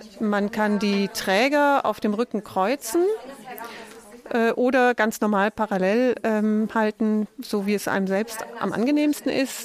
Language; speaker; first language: German; native; German